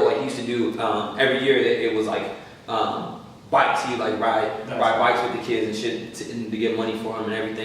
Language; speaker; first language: English; native; English